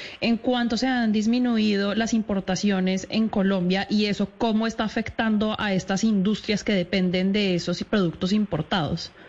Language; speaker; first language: Spanish; native; Spanish